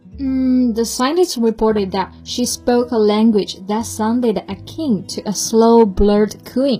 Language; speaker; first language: English; non-native, fluent; Chinese